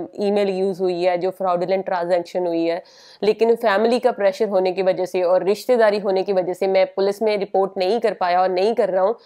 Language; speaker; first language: Hindi; native; Hindi